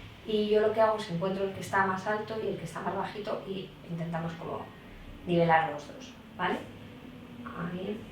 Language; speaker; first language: Spanish; native; Spanish